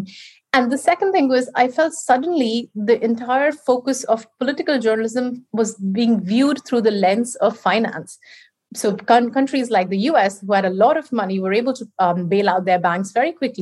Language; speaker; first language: English; non-native, local second language; Hindi